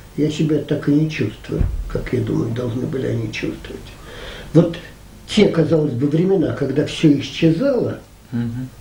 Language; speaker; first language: Russian; native; Russian